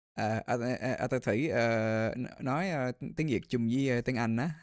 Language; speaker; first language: Vietnamese; early bilingual, heritage; Vietnamese